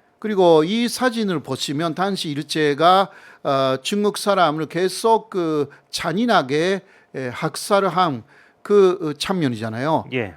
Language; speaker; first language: Korean; non-native, fluent; Japanese